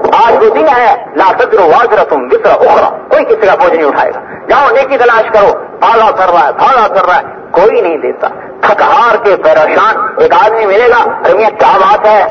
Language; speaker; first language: Urdu; non-native, local second language; Punjabi